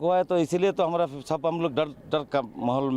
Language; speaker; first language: Hindi; non-native, local second language; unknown